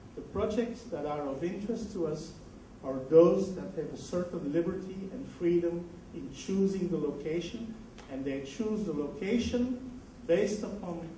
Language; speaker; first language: English; non-native, fluent; Dutch